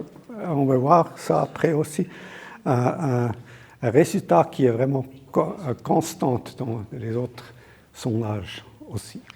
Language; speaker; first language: French; non-native, local second language; German